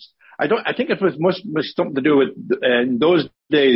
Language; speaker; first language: English; native; English